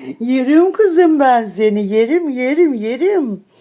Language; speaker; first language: Turkish; native; Turkish